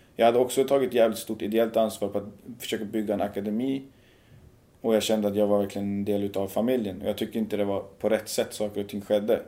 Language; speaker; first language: Swedish; early bilingual, other home language; Persian